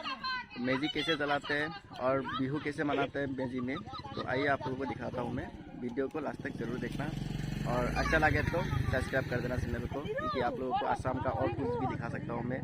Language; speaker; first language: Hindi; non-native, local second language; Assamese